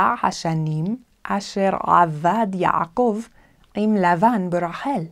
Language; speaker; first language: Hebrew; non-native, fluent; Korean